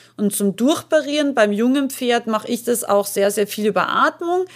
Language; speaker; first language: German; native; German